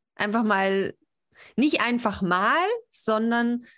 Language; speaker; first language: German; native; German